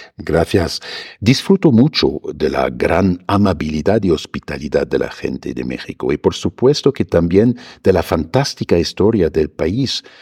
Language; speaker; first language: Spanish; non-native, fluent; German